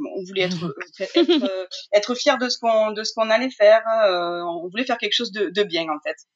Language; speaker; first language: French; native; French